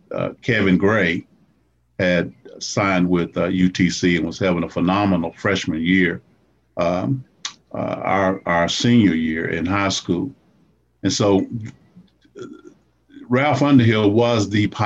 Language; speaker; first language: English; native; English